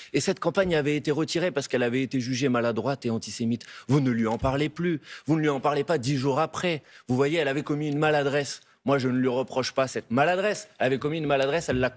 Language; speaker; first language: French; native; French